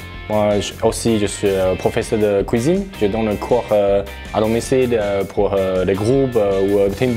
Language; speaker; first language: French; non-native, fluent; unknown